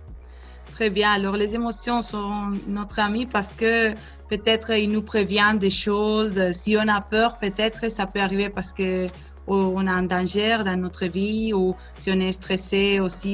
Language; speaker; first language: French; non-native, fluent; Spanish